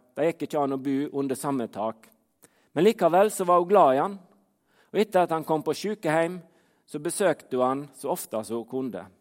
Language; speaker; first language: Norwegian; native; Norwegian